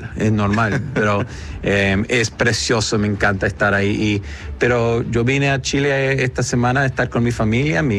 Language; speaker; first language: Spanish; early bilingual, heritage; Spanish